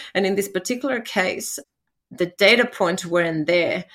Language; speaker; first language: English; non-native, fluent; Spanish